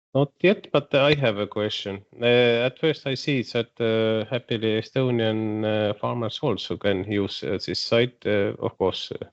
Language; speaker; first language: English; non-native, fluent; Estonian